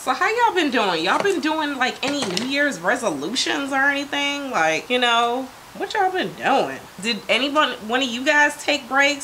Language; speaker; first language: English; native; English